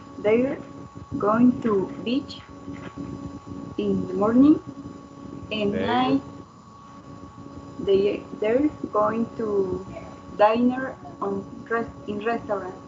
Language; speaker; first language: English; non-native, learner; Spanish